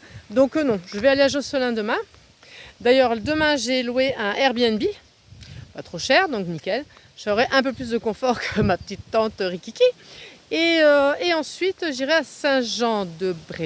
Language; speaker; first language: French; native; French